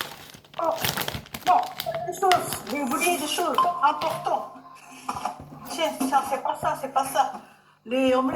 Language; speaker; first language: French; non-native, learner; Japanese